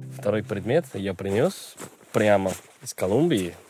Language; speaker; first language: Russian; non-native, learner; Spanish